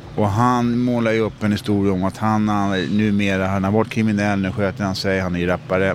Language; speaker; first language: Swedish; native; Swedish